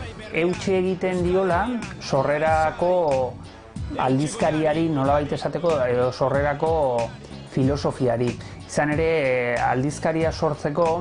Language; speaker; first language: Basque; native; Basque